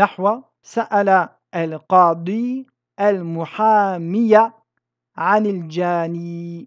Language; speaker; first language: Arabic; non-native, fluent; French